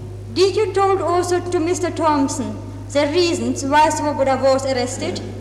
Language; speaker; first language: English; non-native, fluent; Czech